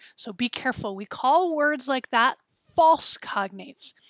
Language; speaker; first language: English; native; English